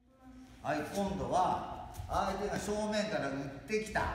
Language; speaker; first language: Japanese; native; Japanese